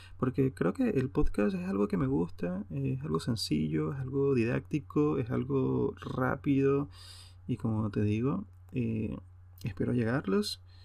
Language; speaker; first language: Spanish; native; Spanish